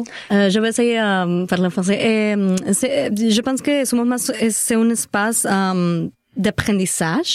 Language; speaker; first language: French; non-native, learner; Spanish